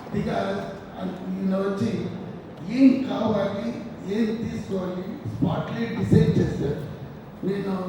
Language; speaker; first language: Telugu; non-native, fluent; Tamil